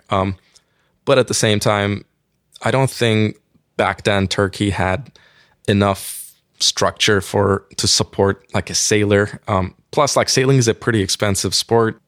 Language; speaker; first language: English; non-native, fluent; Turkish